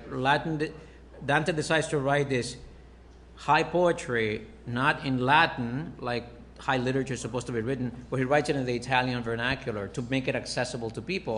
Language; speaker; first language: English; early bilingual, other home language; Spanish